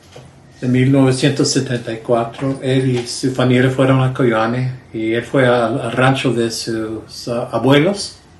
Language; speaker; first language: Spanish; early bilingual, heritage; Spanish